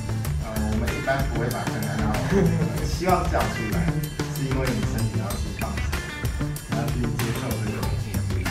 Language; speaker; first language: Chinese; native; Chinese